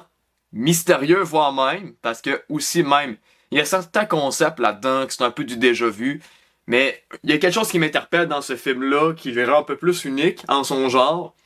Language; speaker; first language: French; native; French